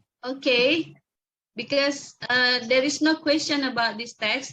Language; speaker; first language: English; non-native, local second language; Indonesian